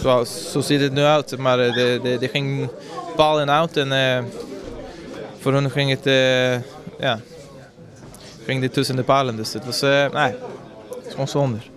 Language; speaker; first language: Dutch; non-native, fluent; Swedish